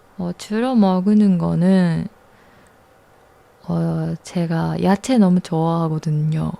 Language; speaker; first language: Korean; non-native, learner; Japanese